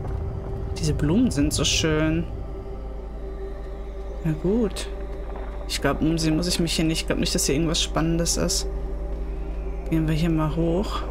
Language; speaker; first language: German; native; German